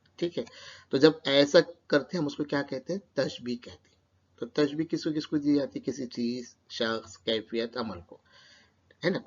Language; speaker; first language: Urdu; native; Urdu